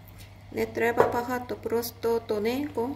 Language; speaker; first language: Ukrainian; non-native, learner; Korean